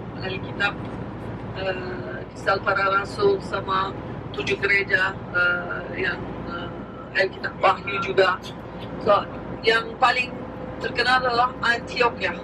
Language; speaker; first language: Indonesian; non-native, fluent; Turkish